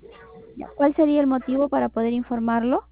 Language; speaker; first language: Spanish; native; Spanish